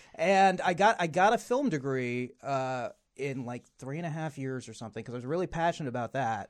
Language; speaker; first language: English; native; English